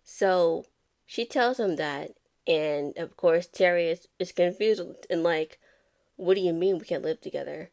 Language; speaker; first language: English; native; English